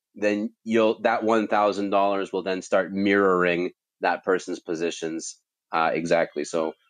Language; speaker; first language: English; native; English